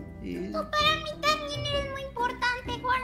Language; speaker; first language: Spanish; native; Spanish